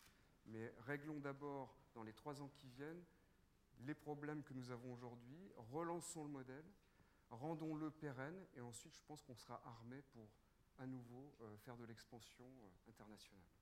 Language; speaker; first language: French; native; French